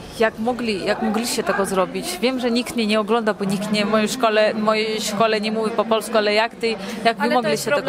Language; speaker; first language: Polish; non-native, fluent; Georgian